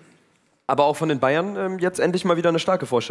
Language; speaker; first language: German; native; German